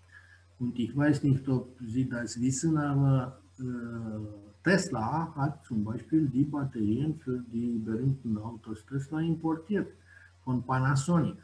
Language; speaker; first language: German; non-native, fluent; Romanian